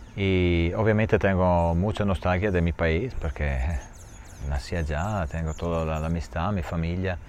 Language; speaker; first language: Spanish; non-native, learner; Italian